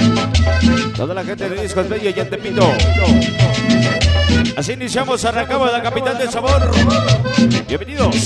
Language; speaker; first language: Spanish; native; Spanish